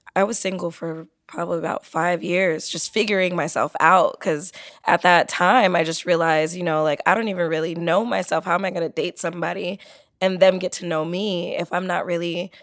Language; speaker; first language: English; native; English